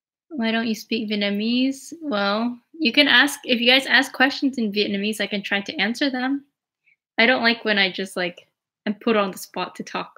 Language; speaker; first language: English; native; English